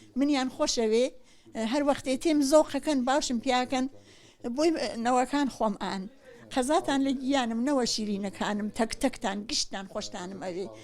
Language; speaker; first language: Central Kurdish; native; Central Kurdish